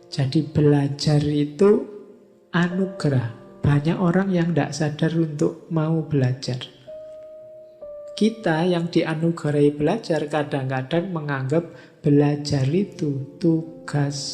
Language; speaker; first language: Indonesian; native; Indonesian